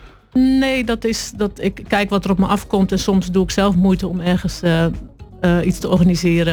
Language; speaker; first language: Dutch; native; Dutch